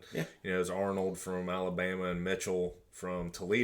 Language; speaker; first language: English; native; English